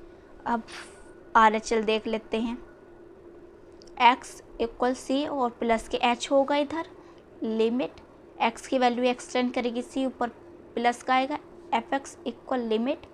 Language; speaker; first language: Hindi; native; Hindi